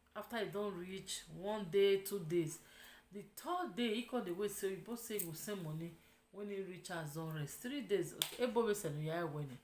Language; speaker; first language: Nigerian Pidgin; non-native, local second language; Yoruba